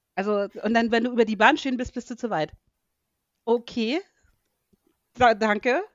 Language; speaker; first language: German; native; German